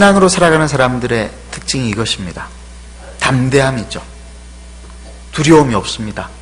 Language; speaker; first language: Korean; native; Korean